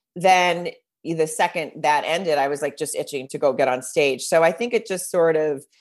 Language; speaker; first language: English; native; English